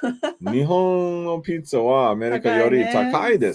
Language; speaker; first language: Japanese; non-native, learner; English